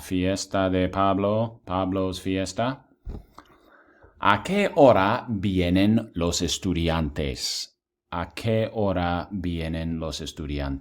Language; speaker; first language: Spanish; non-native, fluent; English